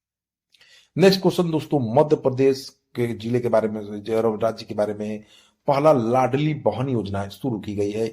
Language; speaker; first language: Hindi; native; Hindi